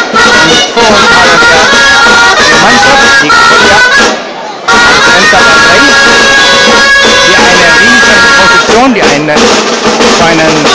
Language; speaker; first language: German; non-native, fluent; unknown